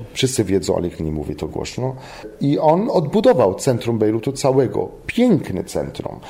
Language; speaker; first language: Polish; non-native, fluent; Arabic